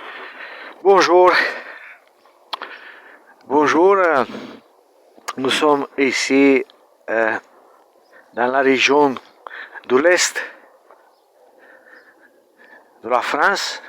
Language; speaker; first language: French; non-native, learner; Romanian